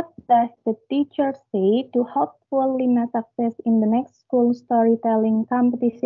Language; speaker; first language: English; non-native, learner; Indonesian